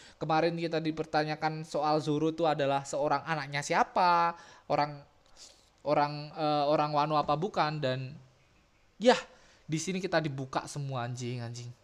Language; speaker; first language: Indonesian; native; Indonesian